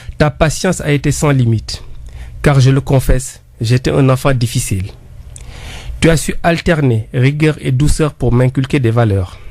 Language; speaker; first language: French; non-native, local second language; Wolof